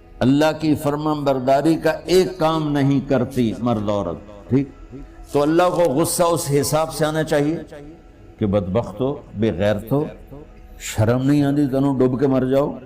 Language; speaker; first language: Urdu; non-native, local second language; Punjabi